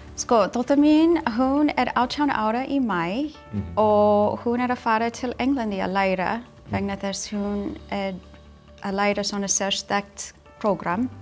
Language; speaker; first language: Icelandic; non-native, learner; English